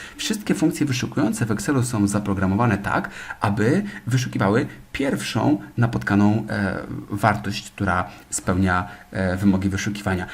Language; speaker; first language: Polish; native; Polish